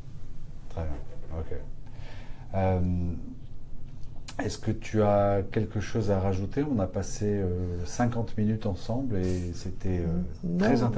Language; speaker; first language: French; native; French